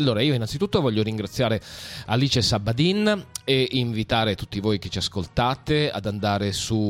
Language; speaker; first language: Italian; native; Italian